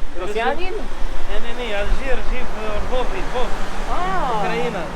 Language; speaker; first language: Polish; non-native, learner; Ukrainian